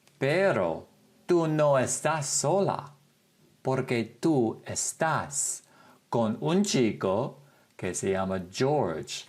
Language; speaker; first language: Spanish; non-native, fluent; English